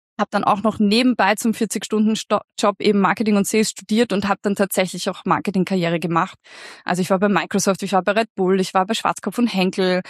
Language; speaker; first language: German; native; German